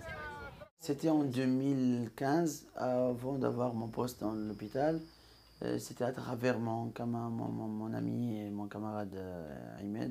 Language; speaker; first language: French; non-native, local second language; Arabic